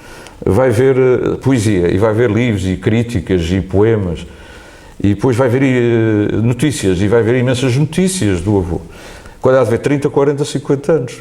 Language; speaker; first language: Portuguese; native; Portuguese